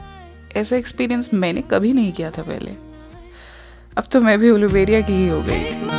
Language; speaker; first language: Hindi; native; Hindi